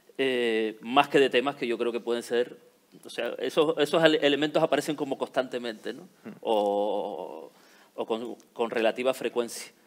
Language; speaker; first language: Spanish; native; Spanish